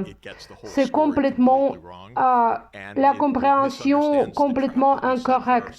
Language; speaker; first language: French; non-native, fluent; Russian